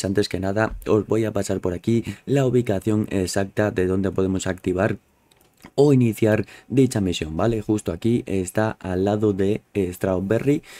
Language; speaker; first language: Spanish; native; Spanish